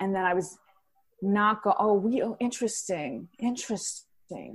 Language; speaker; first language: English; native; English